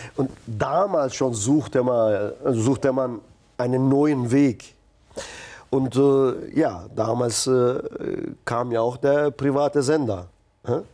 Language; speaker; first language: German; non-native, fluent; Turkish